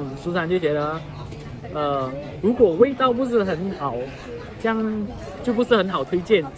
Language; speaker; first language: Chinese; native; Chinese